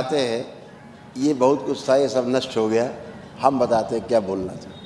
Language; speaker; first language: Hindi; native; Hindi